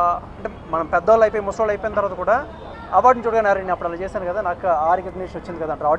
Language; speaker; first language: Telugu; native; Telugu